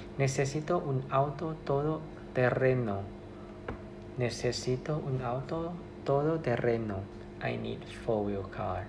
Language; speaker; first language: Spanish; non-native, learner; Thai